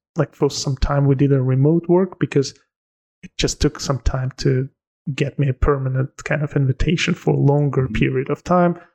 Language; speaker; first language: English; non-native, fluent; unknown